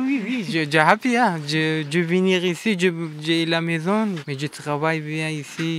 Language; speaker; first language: French; non-native, learner; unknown